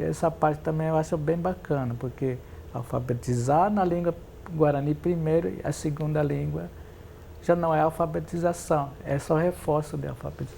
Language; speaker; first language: Portuguese; non-native, local second language; Guarani